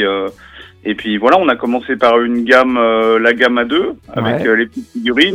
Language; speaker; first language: French; native; French